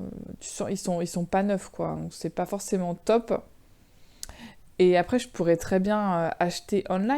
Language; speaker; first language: French; native; French